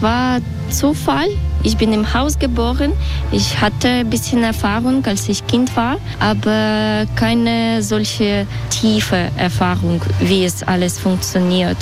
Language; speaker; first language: German; non-native, fluent; Russian